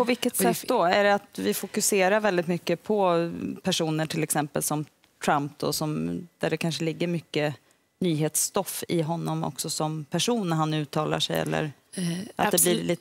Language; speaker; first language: Swedish; native; Swedish